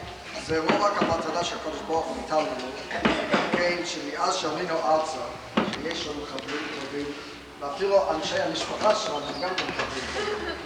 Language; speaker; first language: Hebrew; non-native, fluent; English